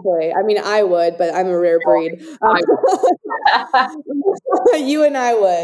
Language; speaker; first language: English; native; English